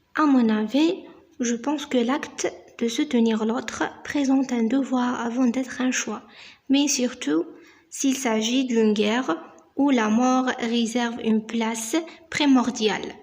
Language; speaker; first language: French; non-native, local second language; Arabic